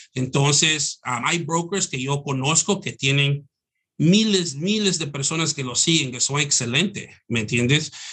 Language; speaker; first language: Spanish; early bilingual, heritage; Spanish